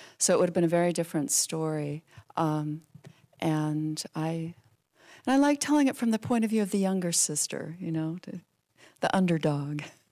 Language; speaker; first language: English; native; English